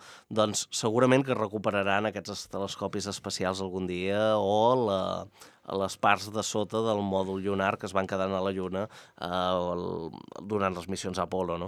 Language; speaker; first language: Catalan; native; Catalan